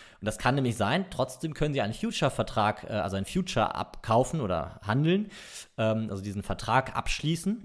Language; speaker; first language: German; native; German